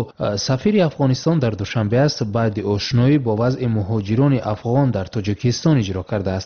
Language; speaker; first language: Tajik; native; Tajik